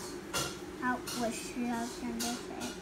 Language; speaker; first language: Chinese; early bilingual, heritage; Chinese